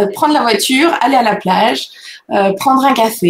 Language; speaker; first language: French; native; French